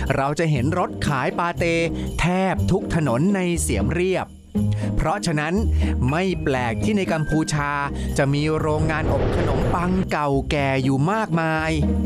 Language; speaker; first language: Thai; native; Thai